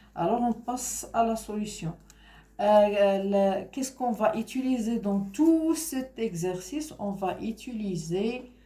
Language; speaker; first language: French; non-native, local second language; Arabic